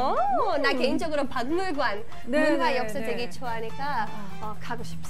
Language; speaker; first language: Korean; non-native, learner; English